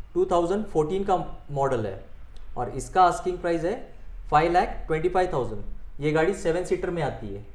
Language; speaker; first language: Hindi; non-native, local second language; Marathi